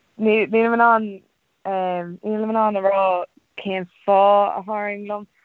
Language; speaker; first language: Irish; non-native, local second language; English